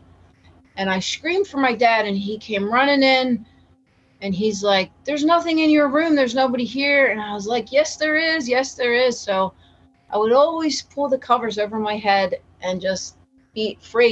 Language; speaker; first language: English; native; English